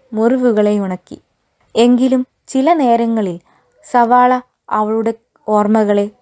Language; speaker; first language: Malayalam; native; Malayalam